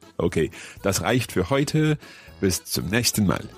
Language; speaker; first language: German; non-native, learner; English